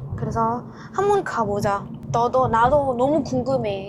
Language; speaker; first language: Korean; non-native, learner; Vietnamese